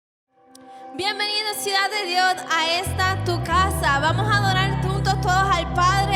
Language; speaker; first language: Spanish; native; Spanish